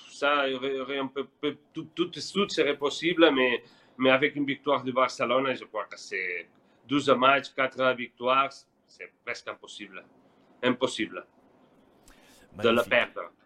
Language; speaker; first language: French; non-native, learner; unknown